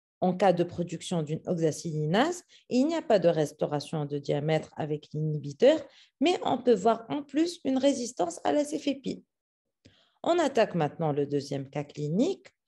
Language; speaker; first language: French; non-native, local second language; Arabic